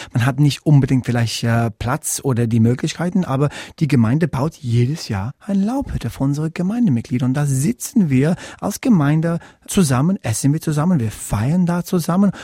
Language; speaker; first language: German; non-native, fluent; English